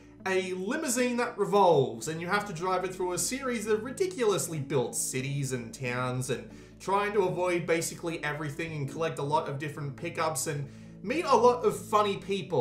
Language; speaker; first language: English; native; English